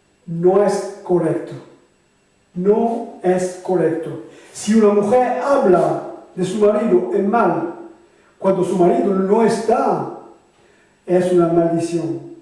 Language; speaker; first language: Spanish; non-native, fluent; French